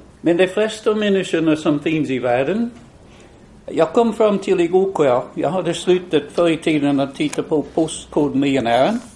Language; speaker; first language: Swedish; non-native, fluent; English